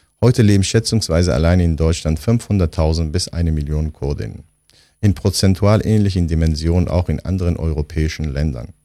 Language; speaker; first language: German; non-native, fluent; Kurdish